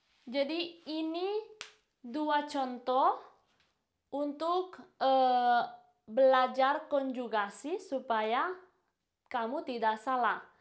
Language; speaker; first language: Indonesian; non-native, fluent; Spanish